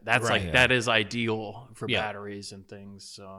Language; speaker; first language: English; native; English